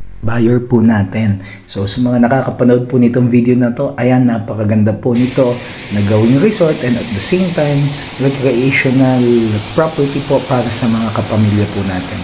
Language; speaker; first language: Filipino; native; Filipino